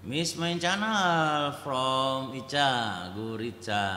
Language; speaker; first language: English; non-native, learner; Indonesian